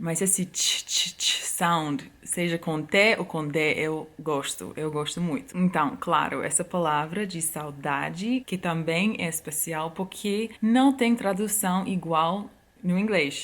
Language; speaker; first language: Portuguese; non-native, fluent; English